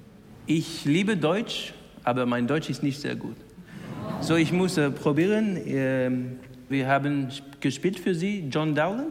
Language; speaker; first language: German; non-native, learner; English